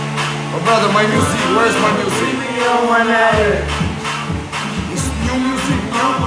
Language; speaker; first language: English; non-native, learner; Albanian